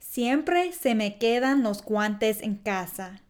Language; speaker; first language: Spanish; non-native, fluent; English